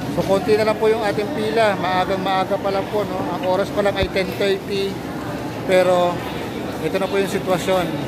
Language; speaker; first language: Filipino; native; Filipino